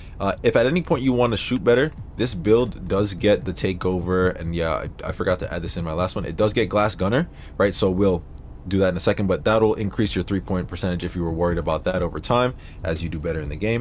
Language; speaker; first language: English; native; English